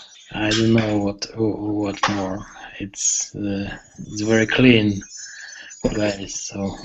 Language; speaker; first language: English; non-native, learner; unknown